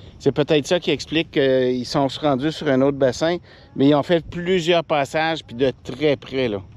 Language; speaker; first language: French; native; French